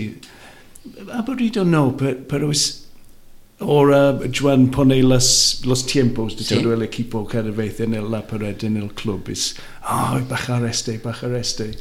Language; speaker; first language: Spanish; non-native, learner; Welsh